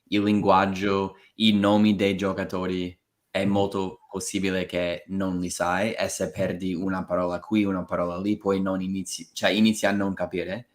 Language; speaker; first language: Italian; non-native, fluent; English